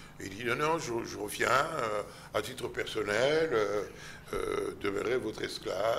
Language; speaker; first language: French; non-native, local second language; Lingala